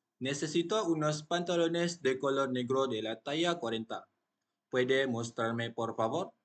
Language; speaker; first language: Spanish; non-native, learner; Malay